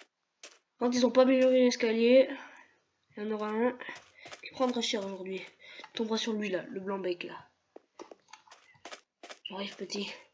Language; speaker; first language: French; native; French